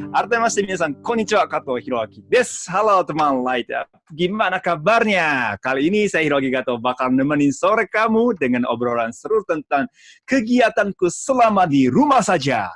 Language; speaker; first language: Indonesian; non-native, fluent; Japanese